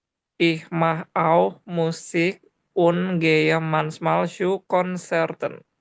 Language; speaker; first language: German; non-native, learner; Indonesian